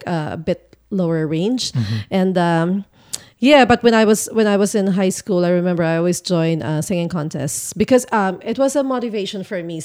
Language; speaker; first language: English; non-native, local second language; Filipino